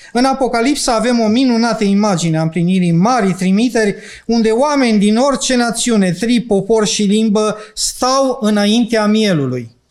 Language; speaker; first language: Romanian; non-native, local second language; Ukrainian